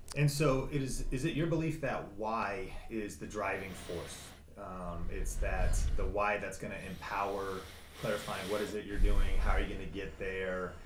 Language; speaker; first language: English; native; English